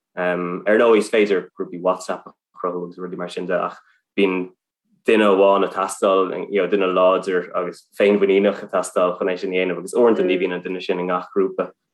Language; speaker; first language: Irish; non-native, local second language; English